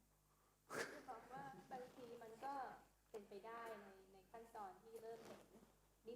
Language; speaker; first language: Thai; native; Thai